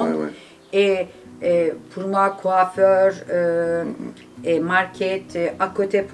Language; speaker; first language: French; non-native, learner; Turkish